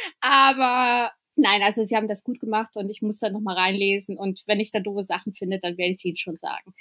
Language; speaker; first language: German; early bilingual, other home language; Albanian